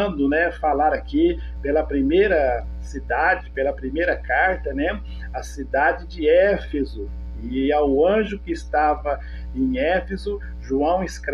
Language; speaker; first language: Portuguese; native; Portuguese